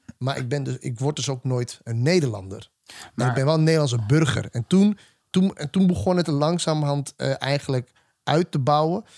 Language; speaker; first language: Dutch; native; Dutch